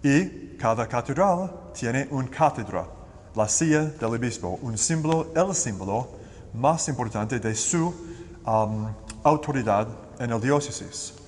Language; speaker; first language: Spanish; non-native, learner; English